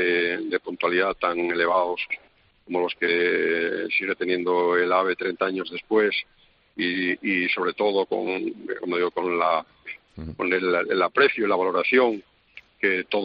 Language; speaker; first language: Spanish; native; Spanish